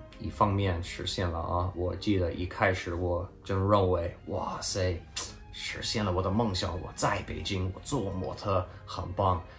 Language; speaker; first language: Chinese; early bilingual, heritage; Chinese